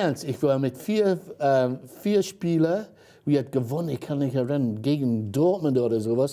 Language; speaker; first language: German; non-native, fluent; English